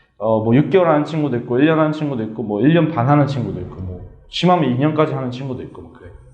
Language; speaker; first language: Korean; native; Korean